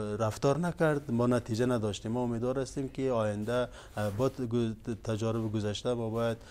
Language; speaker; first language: Persian; non-native, local second language; Uzbek